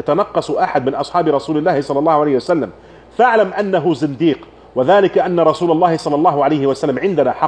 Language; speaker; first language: Arabic; non-native, fluent; German